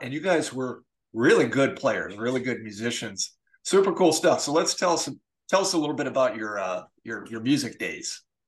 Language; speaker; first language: English; native; English